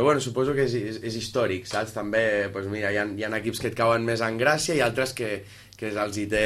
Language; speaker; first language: Catalan; native; Catalan